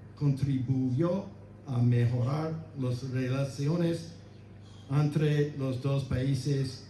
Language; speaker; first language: Spanish; non-native, learner; English